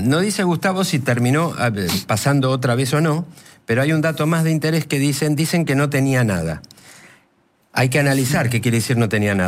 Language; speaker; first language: Spanish; native; Spanish